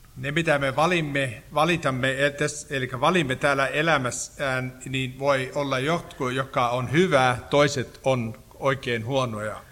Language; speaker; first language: Finnish; early bilingual, heritage; Finnish